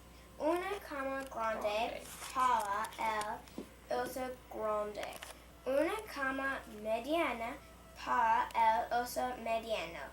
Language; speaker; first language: Spanish; non-native, learner; English